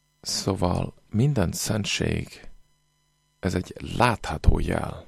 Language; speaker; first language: Hungarian; non-native, fluent; English